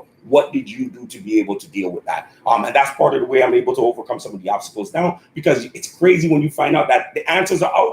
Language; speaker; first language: English; native; English